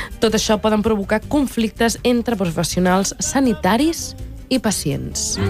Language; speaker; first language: Catalan; native; Catalan